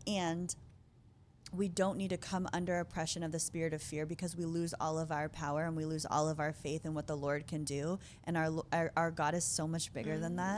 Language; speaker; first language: English; native; English